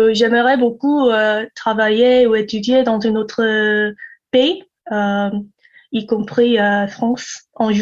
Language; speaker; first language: French; non-native, learner; Korean